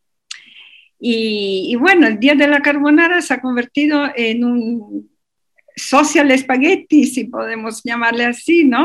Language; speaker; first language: Spanish; non-native, fluent; Italian